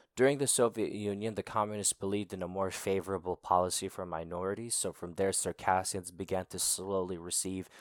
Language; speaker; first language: English; native; English